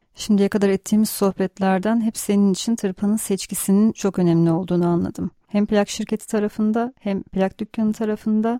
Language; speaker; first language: Turkish; native; Turkish